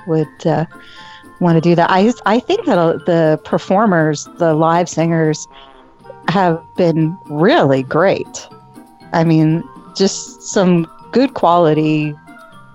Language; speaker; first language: English; native; English